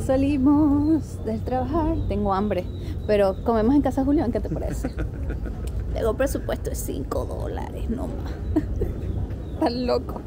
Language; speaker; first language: Spanish; native; Spanish